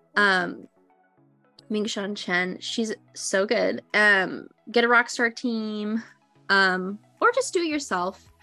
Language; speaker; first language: English; native; English